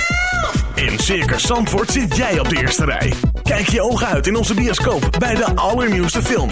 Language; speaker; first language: Dutch; native; Dutch